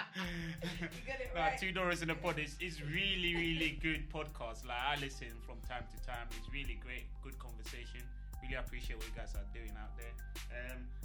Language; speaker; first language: English; non-native, local second language; Akan